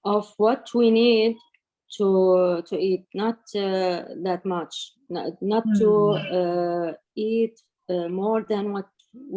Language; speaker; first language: English; non-native, learner; Arabic